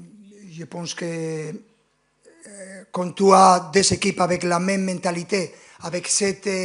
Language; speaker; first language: French; non-native, fluent; Spanish